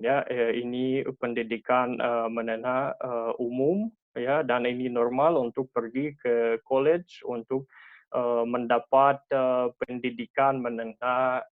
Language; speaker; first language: Indonesian; non-native, learner; Russian